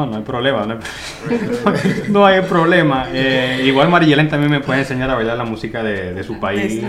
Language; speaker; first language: Spanish; native; Spanish